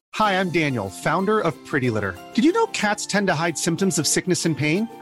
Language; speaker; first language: English; native; English